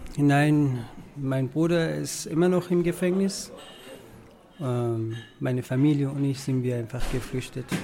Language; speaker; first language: German; non-native, fluent; Persian